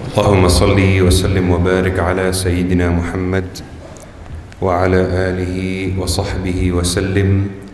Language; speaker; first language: Indonesian; non-native, fluent; Arabic